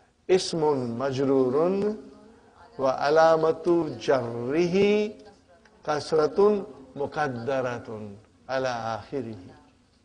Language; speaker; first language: Arabic; non-native, fluent; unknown